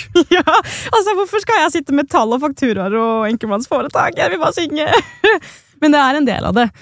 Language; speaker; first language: Norwegian; native; Norwegian